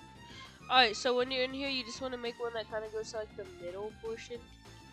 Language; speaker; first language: English; native; English